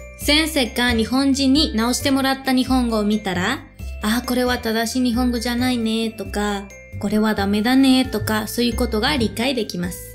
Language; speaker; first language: Japanese; non-native, fluent; Spanish